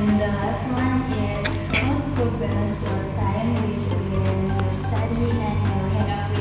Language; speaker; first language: English; non-native, learner; Indonesian